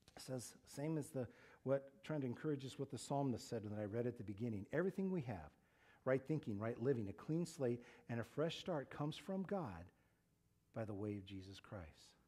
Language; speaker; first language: English; native; English